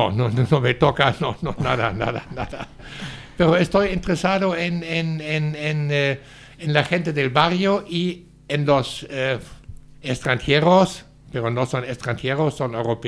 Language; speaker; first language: Spanish; non-native, fluent; German